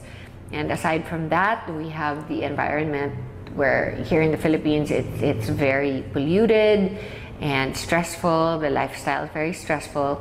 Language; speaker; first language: English; non-native, local second language; Filipino